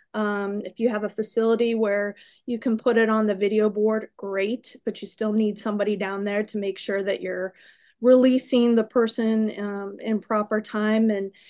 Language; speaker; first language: English; native; English